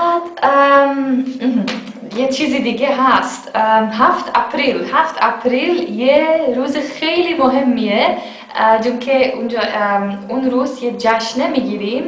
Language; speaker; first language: Persian; non-native, fluent; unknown